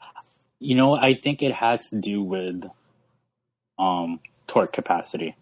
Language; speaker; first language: English; native; English